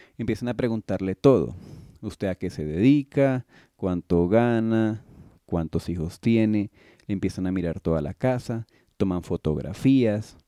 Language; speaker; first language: Spanish; native; Spanish